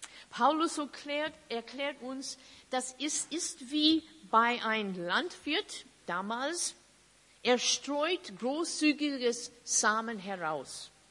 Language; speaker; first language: German; non-native, fluent; English